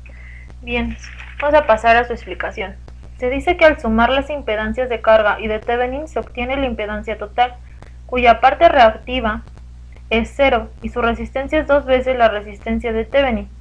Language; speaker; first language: Spanish; native; Spanish